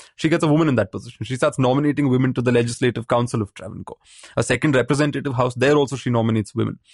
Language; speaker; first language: English; non-native, local second language; Malayalam